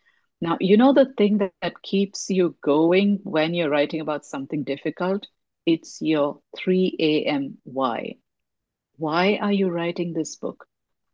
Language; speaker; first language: English; non-native, local second language; Tamil